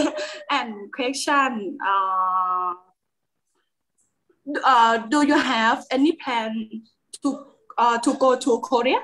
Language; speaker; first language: English; non-native, learner; Thai